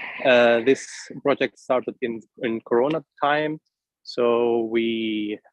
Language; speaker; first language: English; non-native, fluent; Arabic